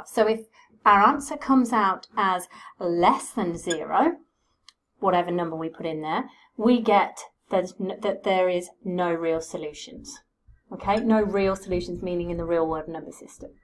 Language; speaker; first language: English; native; English